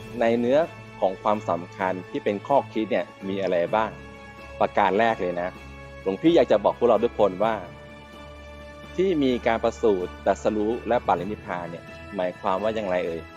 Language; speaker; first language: Thai; native; Thai